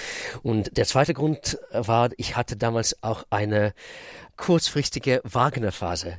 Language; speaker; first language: German; non-native, fluent; Russian